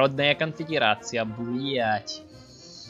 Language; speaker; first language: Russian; non-native, learner; English